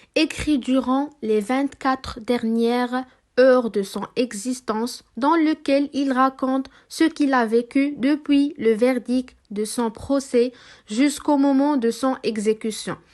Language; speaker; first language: French; non-native, local second language; Arabic